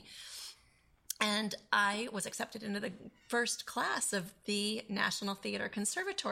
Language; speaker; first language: English; native; English